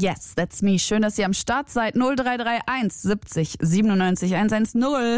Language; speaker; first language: German; native; German